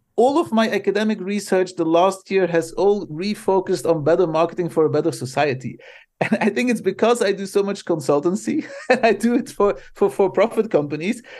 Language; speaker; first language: English; non-native, fluent; Dutch